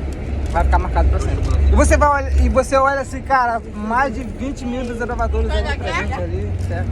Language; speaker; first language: Portuguese; native; Portuguese